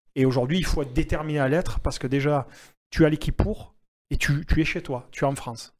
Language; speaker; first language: French; native; French